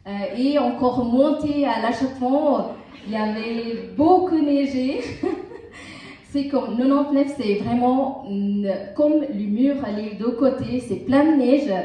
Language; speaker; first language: French; non-native, learner; Tamil